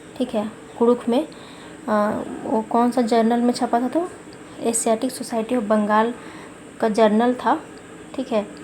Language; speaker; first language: Hindi; non-native, local second language; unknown